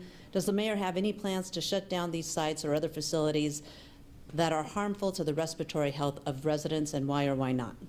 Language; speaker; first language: English; native; English